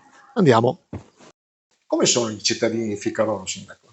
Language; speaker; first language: Italian; native; Italian